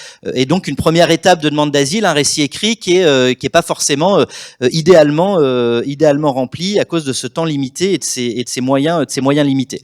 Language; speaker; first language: French; native; French